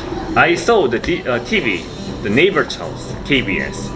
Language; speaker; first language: English; non-native, learner; Korean